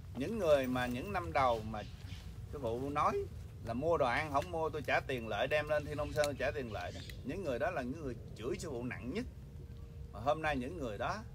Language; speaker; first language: Vietnamese; early bilingual, heritage; Vietnamese